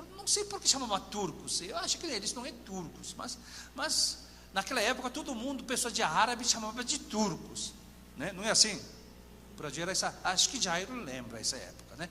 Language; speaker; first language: Portuguese; non-native, fluent; Korean